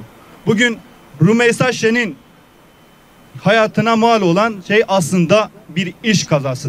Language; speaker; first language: Turkish; native; Turkish